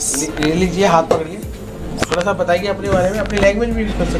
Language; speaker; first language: Hindi; native; Hindi